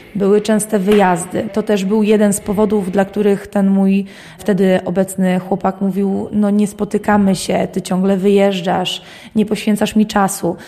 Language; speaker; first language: Polish; native; Polish